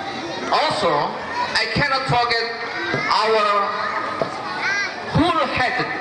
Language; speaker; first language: English; non-native, learner; Indonesian